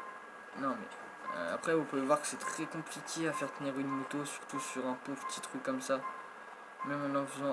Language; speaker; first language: French; native; French